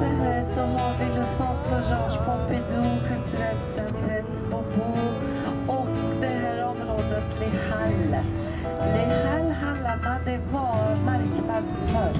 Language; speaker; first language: Swedish; non-native, fluent; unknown